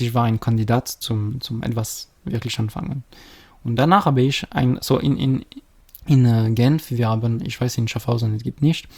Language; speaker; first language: German; non-native, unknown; French